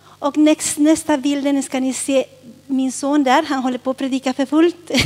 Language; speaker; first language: Swedish; early bilingual, other home language; Spanish